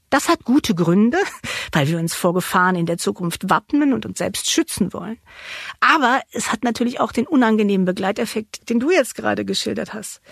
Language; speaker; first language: German; native; German